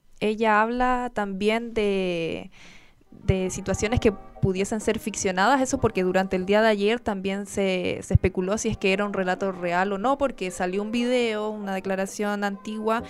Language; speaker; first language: Spanish; native; Spanish